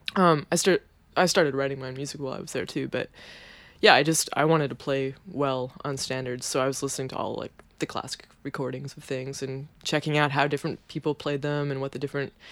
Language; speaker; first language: English; native; English